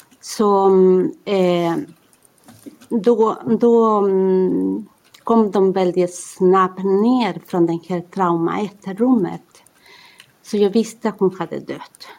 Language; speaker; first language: Swedish; non-native, fluent; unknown